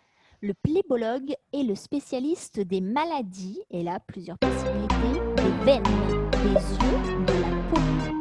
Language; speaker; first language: French; native; French